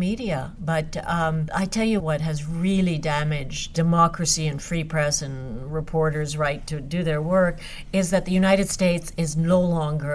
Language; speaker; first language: English; non-native, fluent; Hungarian